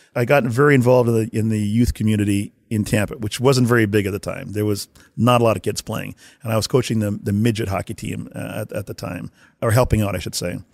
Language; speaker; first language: English; native; English